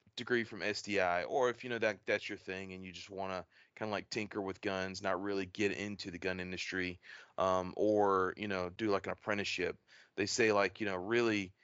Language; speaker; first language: English; native; English